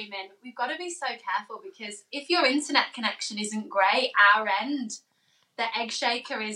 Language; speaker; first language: English; native; English